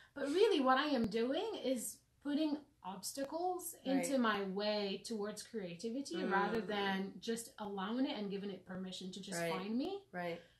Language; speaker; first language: English; non-native, fluent; Arabic